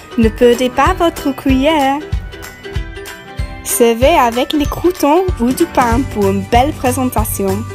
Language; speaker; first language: French; non-native, learner; English